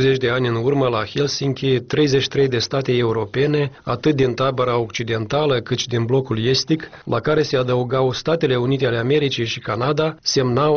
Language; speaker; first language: Romanian; native; Romanian